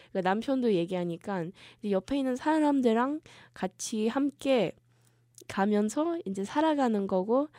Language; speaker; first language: Korean; early bilingual, heritage; Korean